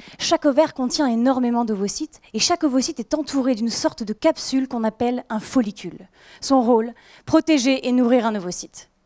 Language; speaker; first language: French; native; French